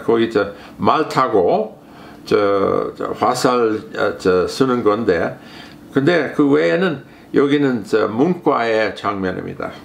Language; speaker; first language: Korean; non-native, fluent; English